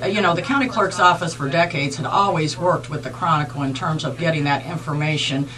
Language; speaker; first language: English; native; English